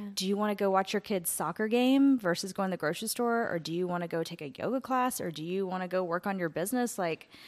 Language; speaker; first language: English; native; English